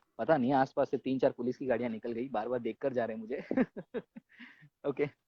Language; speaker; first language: Hindi; non-native, local second language; Tamil